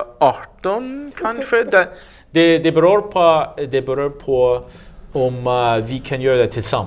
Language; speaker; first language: Swedish; non-native, learner; English